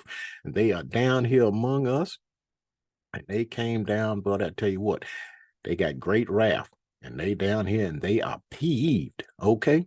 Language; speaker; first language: English; native; English